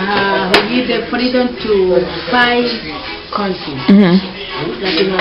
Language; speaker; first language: English; non-native, learner; Spanish